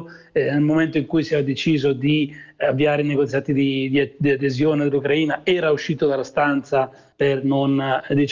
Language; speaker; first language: Italian; native; Italian